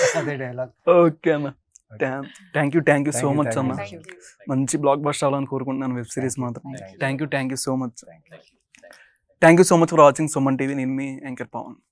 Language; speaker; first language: Telugu; native; Telugu